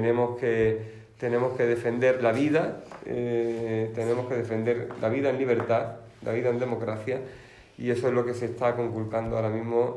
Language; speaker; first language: Spanish; native; Spanish